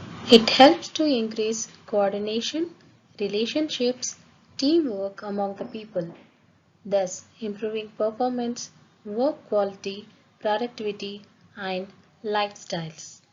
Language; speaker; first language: English; non-native, local second language; Telugu